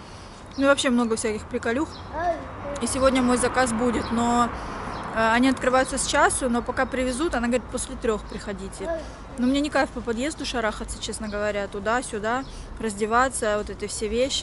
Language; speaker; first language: Russian; native; Russian